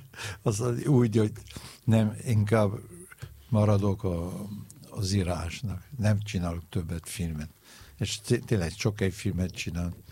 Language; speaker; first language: Hungarian; non-native, learner; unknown